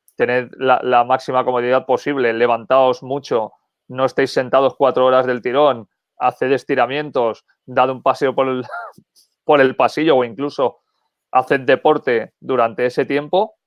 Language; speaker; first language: Spanish; native; Spanish